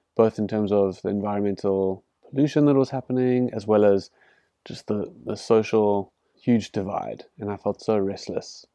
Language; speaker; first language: English; native; English